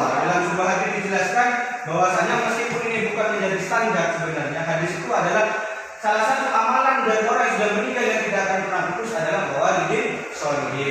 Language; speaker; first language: Indonesian; native; Indonesian